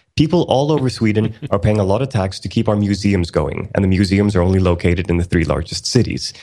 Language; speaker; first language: English; early bilingual, other home language; Swedish